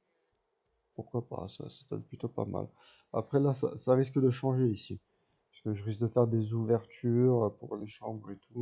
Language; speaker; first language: French; native; French